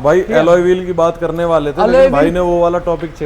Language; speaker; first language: Hindi; native; Hindi